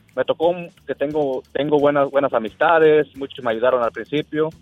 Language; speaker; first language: Spanish; native; Spanish